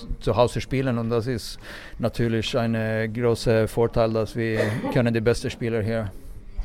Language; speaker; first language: German; non-native, fluent; Swedish